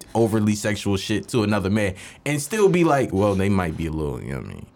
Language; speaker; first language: English; native; English